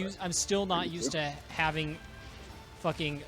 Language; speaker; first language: English; native; English